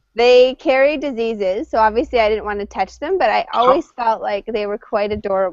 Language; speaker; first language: English; native; English